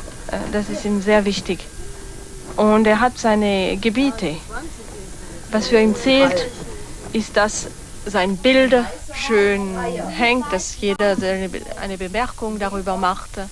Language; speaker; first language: German; non-native, fluent; French